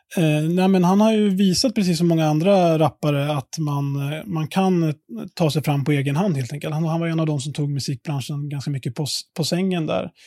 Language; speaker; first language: Swedish; native; Swedish